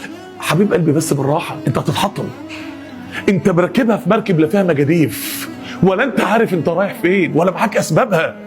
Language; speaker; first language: Arabic; native; Arabic